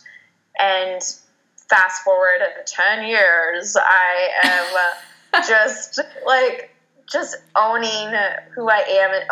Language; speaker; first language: English; native; English